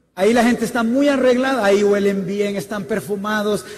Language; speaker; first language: Spanish; native; Spanish